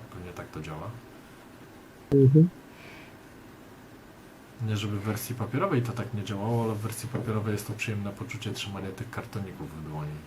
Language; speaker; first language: Polish; native; Polish